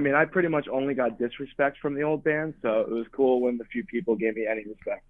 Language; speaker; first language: English; native; English